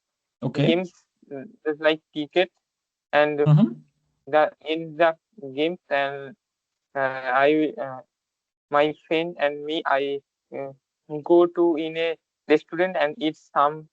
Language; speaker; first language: English; non-native, learner; Bangla